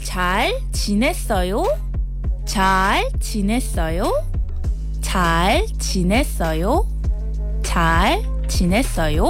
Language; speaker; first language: Korean; non-native, learner; Malay